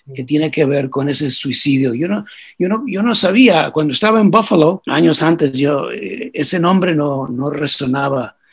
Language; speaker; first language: Spanish; early bilingual, heritage; Spanish